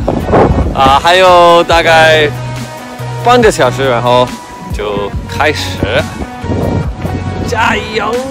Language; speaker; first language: Chinese; non-native, learner; English